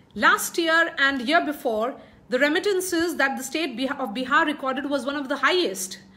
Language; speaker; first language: English; non-native, local second language; Hindi